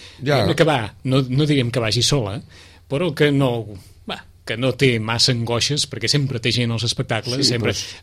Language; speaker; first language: Catalan; native; Catalan